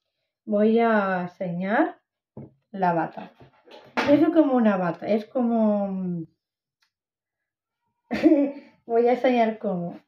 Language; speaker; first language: Spanish; non-native, local second language; Catalan